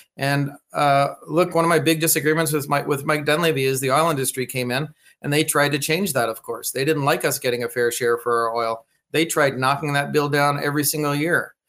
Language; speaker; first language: English; native; English